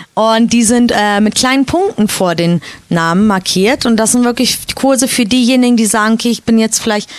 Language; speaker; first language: German; native; German